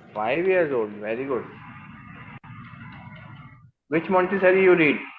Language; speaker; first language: English; non-native, learner; Urdu